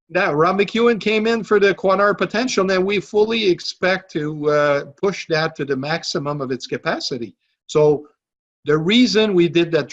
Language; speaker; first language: English; non-native, local second language; French